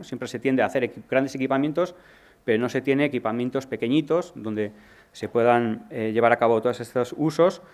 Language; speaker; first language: Spanish; native; Spanish